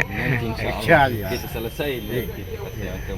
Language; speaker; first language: Indonesian; non-native, learner; Arabic